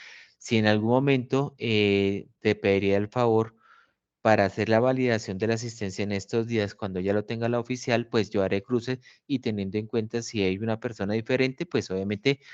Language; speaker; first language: Spanish; native; Spanish